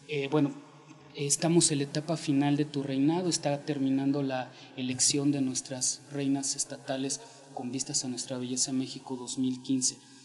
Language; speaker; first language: Spanish; native; Spanish